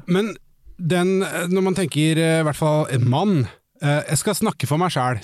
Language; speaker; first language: Norwegian; native; Norwegian